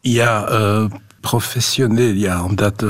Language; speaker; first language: Dutch; non-native, local second language; French